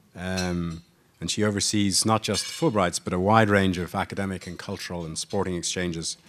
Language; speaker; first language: English; native; English